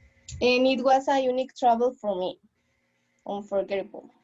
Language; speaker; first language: English; non-native, learner; Spanish